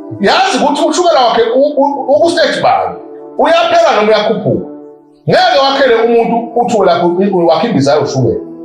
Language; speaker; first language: Zulu; native; Zulu